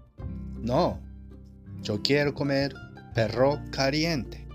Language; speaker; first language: Spanish; non-native, fluent; Japanese